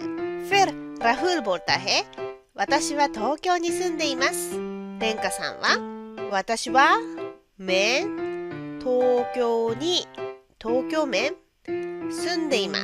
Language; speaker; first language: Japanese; non-native, fluent; Hindi